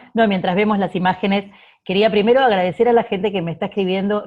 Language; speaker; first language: Spanish; native; Spanish